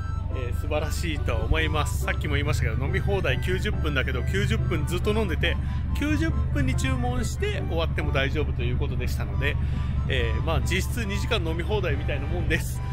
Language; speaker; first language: Japanese; native; Japanese